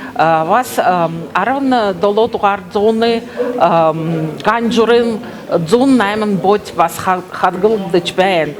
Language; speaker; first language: Mongolian; non-native, fluent; Russian